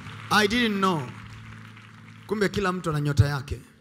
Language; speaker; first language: English; non-native, local second language; Swahili